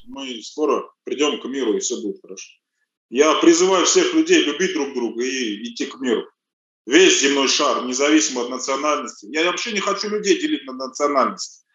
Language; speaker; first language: Russian; early bilingual, other home language; Armenian